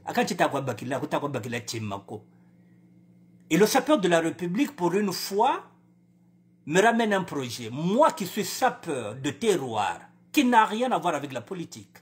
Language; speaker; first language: French; non-native, local second language; Lingala